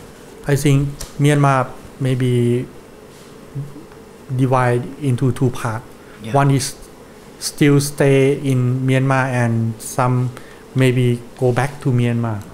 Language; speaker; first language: English; non-native, learner; Thai